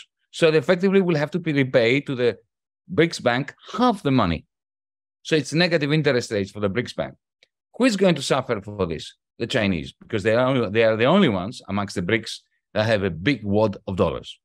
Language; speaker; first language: English; non-native, fluent; Greek